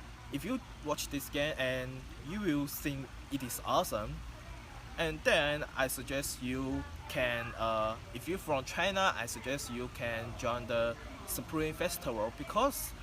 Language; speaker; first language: English; non-native, learner; Chinese